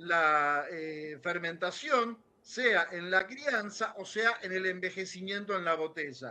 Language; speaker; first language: Spanish; native; Spanish